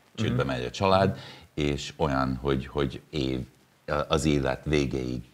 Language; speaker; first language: Hungarian; non-native, fluent; English